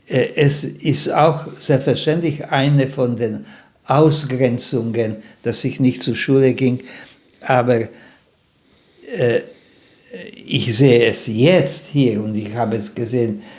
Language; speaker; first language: German; non-native, fluent; Slovak